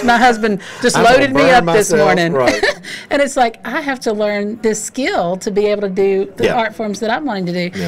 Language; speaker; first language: English; native; English